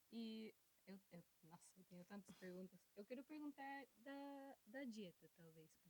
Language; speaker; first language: Portuguese; non-native, fluent; Spanish